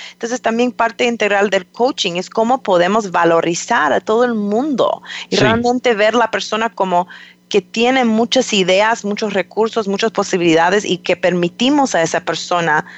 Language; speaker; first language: Spanish; non-native, fluent; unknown